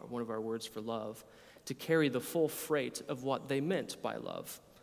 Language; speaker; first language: English; native; English